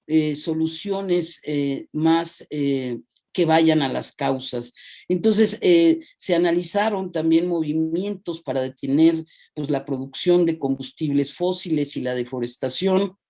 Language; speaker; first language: Spanish; native; Spanish